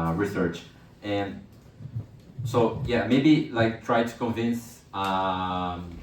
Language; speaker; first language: English; non-native, fluent; Portuguese